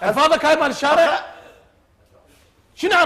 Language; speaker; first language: Arabic; native; Arabic